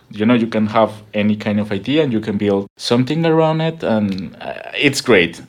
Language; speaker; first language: English; non-native, fluent; Spanish